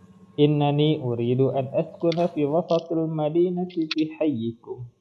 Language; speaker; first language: Arabic; non-native, fluent; Indonesian